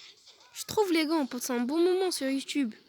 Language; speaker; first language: French; native; French